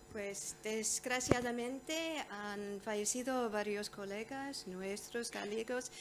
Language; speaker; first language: Spanish; non-native, fluent; English